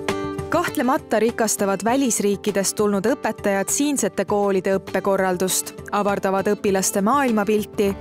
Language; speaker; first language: Estonian; native; Estonian